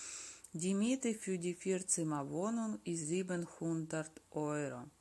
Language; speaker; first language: German; non-native, fluent; Russian